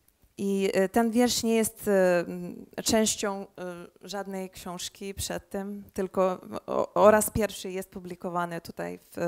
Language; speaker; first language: Polish; early bilingual, heritage; Polish